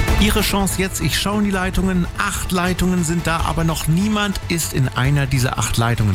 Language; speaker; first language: German; native; German